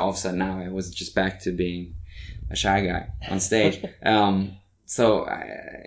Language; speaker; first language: English; non-native, fluent; Norwegian